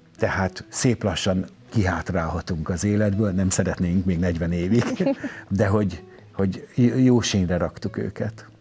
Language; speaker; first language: Hungarian; native; Hungarian